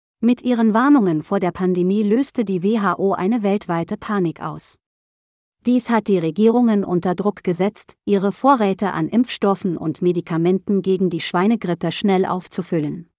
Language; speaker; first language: German; native; German